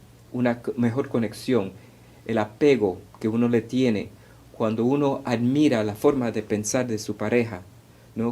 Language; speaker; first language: Spanish; early bilingual, heritage; Spanish